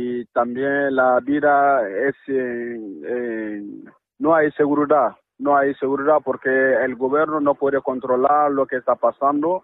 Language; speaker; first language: Spanish; non-native, learner; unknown